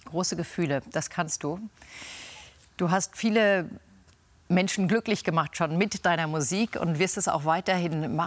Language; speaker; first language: German; native; German